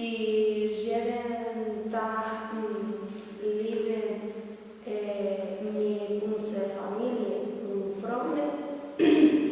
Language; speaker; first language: German; non-native, learner; Spanish